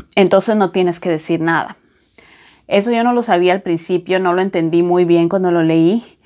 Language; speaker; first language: Spanish; native; Spanish